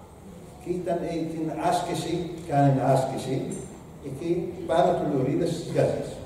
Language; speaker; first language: Greek; non-native, learner; Arabic